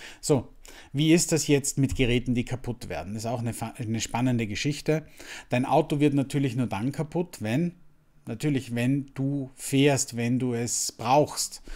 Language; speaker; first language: German; native; German